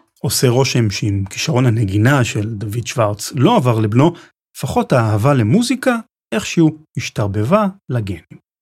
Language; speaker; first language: Hebrew; native; Hebrew